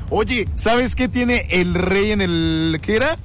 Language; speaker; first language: Spanish; native; Spanish